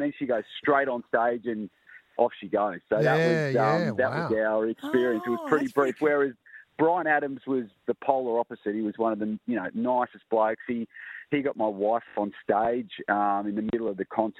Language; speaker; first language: English; native; English